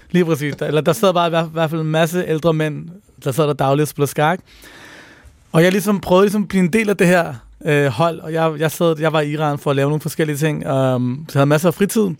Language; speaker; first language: Danish; early bilingual, other home language; Persian